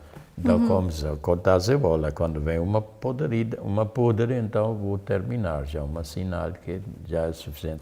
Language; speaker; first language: Portuguese; non-native, fluent; German